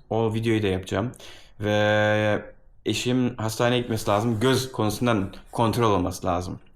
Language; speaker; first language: Turkish; early bilingual, heritage; Turkish